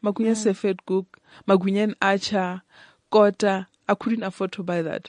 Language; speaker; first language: English; non-native, local second language; Northern Sotho